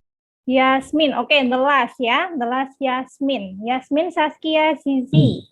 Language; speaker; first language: English; non-native, learner; Indonesian